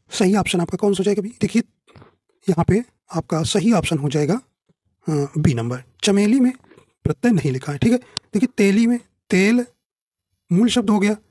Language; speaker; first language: Hindi; native; Hindi